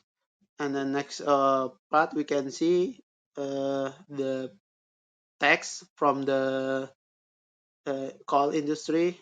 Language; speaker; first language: English; non-native, learner; Indonesian